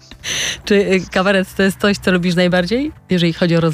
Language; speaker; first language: Polish; native; Polish